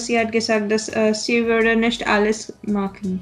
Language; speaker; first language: German; non-native, learner; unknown